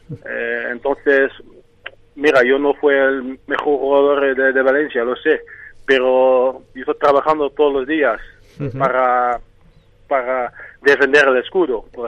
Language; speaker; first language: Spanish; non-native, fluent; Dutch